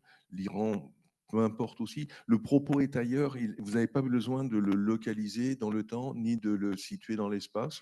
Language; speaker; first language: French; native; French